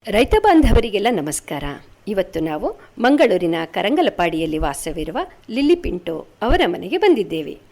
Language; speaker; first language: Kannada; native; Kannada